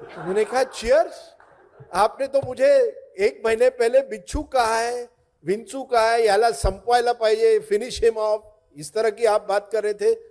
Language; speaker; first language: Hindi; non-native, local second language; Marathi